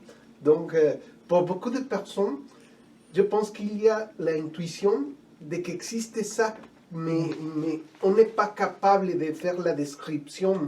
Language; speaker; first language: French; non-native, fluent; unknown